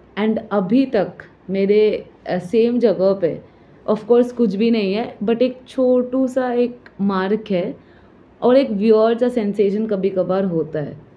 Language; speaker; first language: Hindi; non-native, local second language; Bangla